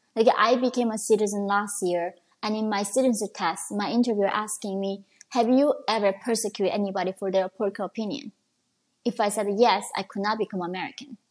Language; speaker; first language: English; non-native, fluent; Korean